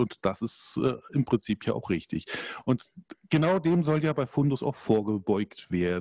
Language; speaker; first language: German; native; German